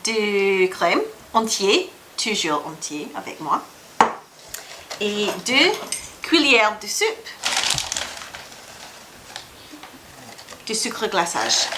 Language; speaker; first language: French; non-native, learner; English